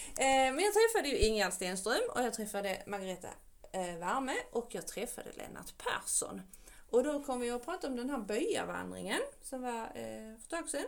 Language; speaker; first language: Swedish; native; Swedish